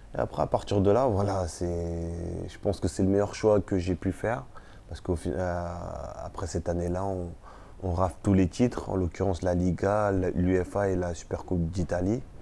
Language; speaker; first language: French; early bilingual, other home language; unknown